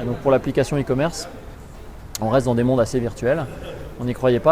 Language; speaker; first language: French; native; French